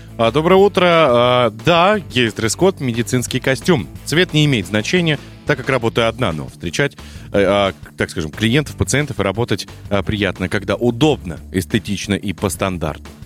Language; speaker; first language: Russian; native; Russian